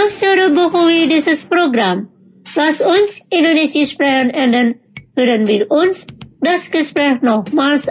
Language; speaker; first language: German; non-native, fluent; Indonesian